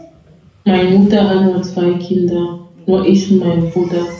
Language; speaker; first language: German; non-native, fluent; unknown